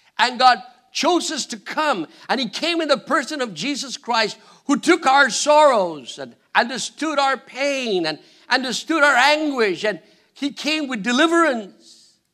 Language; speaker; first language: English; non-native, fluent; Spanish